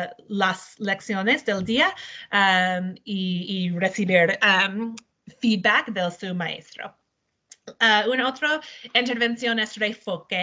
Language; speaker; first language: Spanish; non-native, learner; English